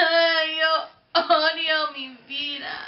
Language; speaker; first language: Spanish; non-native, learner; English